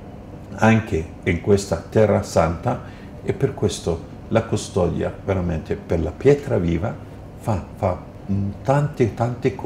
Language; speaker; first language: Italian; non-native, fluent; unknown